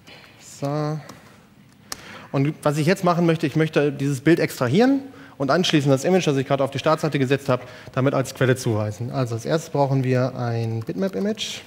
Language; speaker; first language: German; native; German